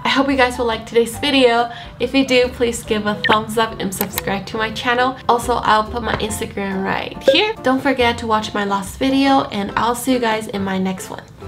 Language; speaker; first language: English; non-native, fluent; Chinese